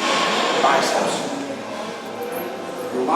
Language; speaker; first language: English; non-native, learner; Italian